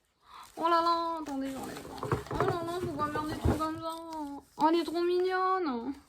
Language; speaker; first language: French; native; French